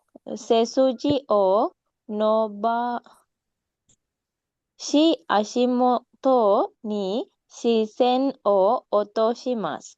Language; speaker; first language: Japanese; non-native, learner; Sinhala